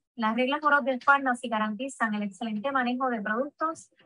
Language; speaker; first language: Spanish; native; Spanish